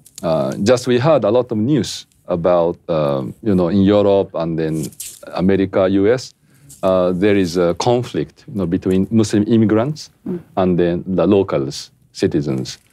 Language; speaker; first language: English; non-native, fluent; Japanese